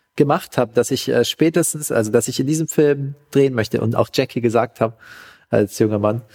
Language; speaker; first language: German; native; German